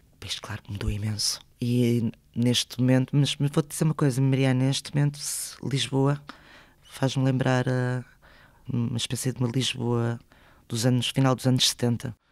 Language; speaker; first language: Portuguese; early bilingual, other home language; Spanish